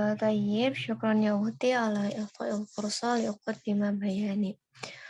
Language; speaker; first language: Arabic; non-native, learner; Indonesian